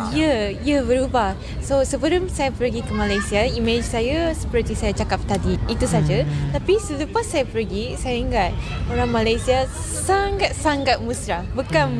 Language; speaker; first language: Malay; non-native, fluent; Japanese